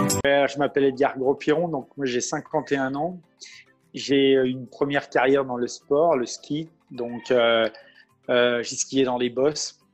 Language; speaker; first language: French; native; French